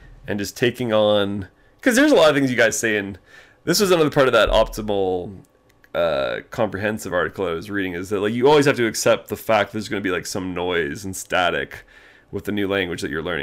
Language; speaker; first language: English; native; English